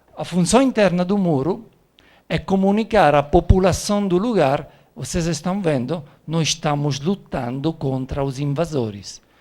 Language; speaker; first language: Portuguese; non-native, fluent; Italian